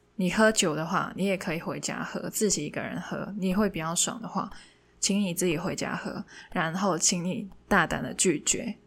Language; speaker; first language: Chinese; non-native, local second language; Cantonese